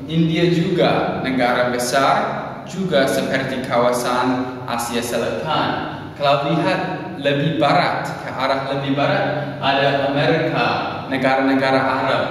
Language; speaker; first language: Indonesian; non-native, learner; English